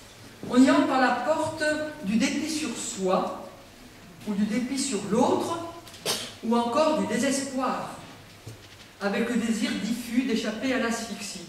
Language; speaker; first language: French; native; French